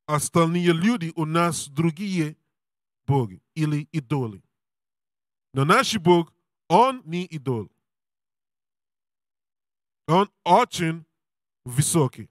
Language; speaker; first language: Russian; non-native, learner; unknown